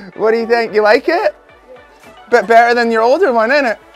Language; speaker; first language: English; native; English